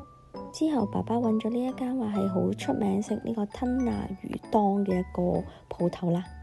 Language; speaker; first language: Cantonese; native; Cantonese